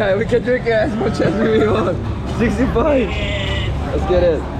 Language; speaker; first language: English; non-native, learner; Korean